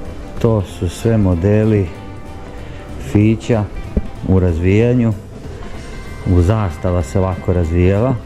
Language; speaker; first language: Serbian; native; Serbian